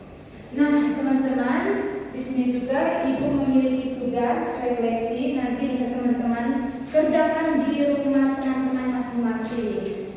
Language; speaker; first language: Indonesian; native; Indonesian